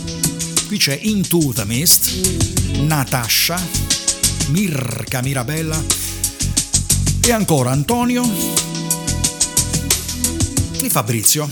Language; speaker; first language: Italian; native; Italian